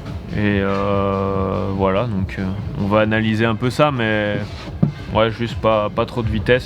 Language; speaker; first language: French; native; French